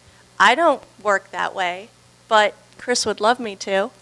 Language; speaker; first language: English; native; English